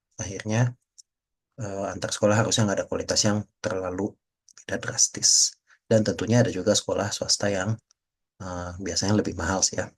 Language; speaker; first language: Indonesian; native; Indonesian